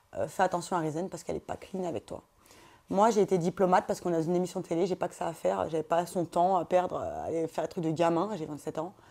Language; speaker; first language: French; native; French